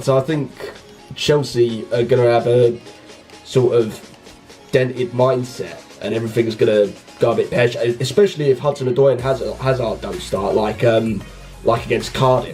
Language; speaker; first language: English; native; English